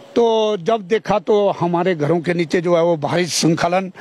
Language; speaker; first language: Hindi; native; Hindi